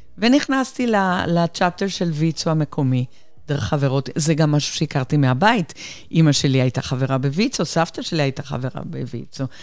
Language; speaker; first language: Hebrew; non-native, fluent; Spanish